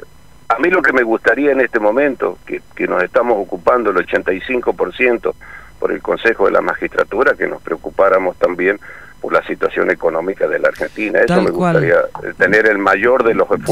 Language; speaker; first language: Spanish; native; Spanish